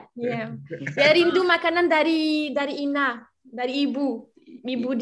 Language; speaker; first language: Indonesian; non-native, learner; French